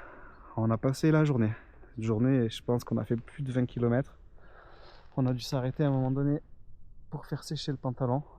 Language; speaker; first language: French; native; French